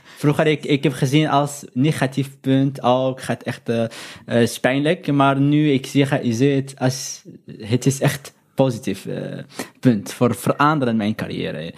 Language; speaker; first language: Dutch; non-native, learner; Arabic